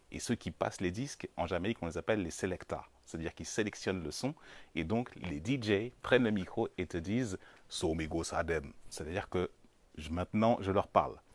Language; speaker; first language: French; native; French